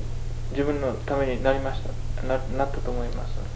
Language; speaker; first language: Japanese; early bilingual, heritage; Japanese